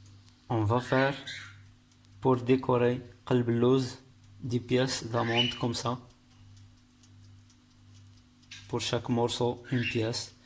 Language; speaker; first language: French; non-native, learner; Arabic